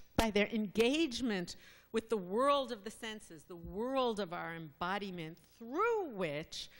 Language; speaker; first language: English; native; English